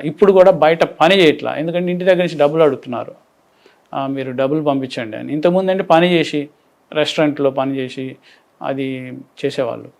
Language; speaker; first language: Telugu; native; Telugu